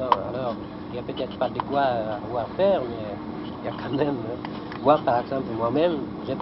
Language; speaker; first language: French; native; French